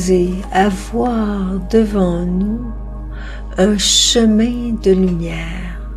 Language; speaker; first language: French; native; French